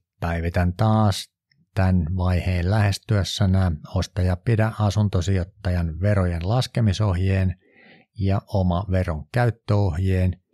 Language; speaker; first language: Finnish; native; Finnish